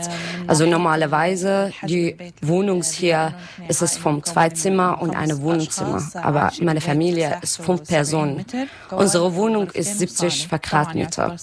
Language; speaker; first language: German; non-native, learner; Arabic